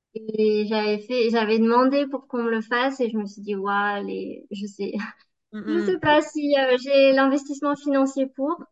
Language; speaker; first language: French; native; French